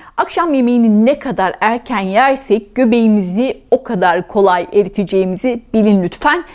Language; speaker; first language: Turkish; native; Turkish